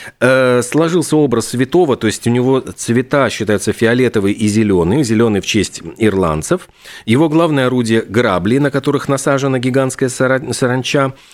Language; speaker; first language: Russian; native; Russian